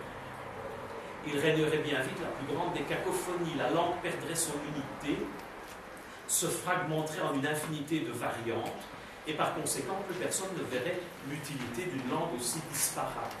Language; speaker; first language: French; native; French